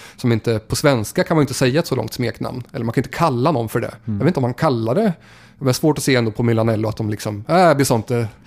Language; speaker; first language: Swedish; native; Swedish